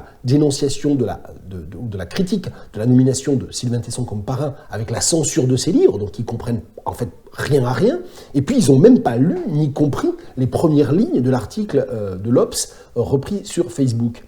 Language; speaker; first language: French; native; French